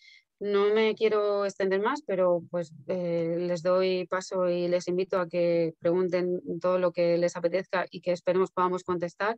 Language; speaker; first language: Spanish; native; Spanish